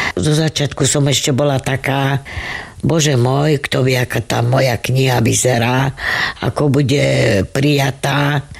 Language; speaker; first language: Slovak; non-native, local second language; Romany